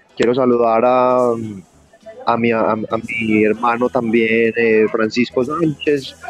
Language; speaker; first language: Spanish; native; Spanish